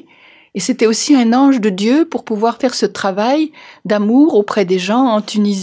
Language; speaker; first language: French; native; French